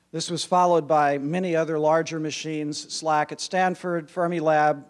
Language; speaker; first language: English; native; English